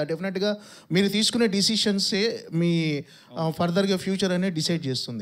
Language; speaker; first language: Telugu; native; Telugu